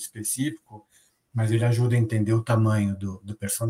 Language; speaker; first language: Portuguese; native; Portuguese